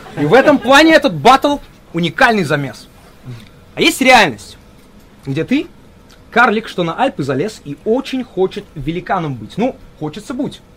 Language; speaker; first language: Russian; early bilingual, heritage; Russian